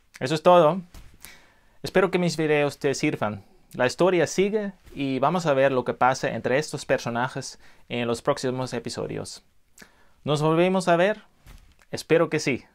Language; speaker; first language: Spanish; non-native, fluent; English